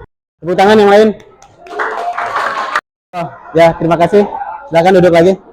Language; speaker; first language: Indonesian; native; Indonesian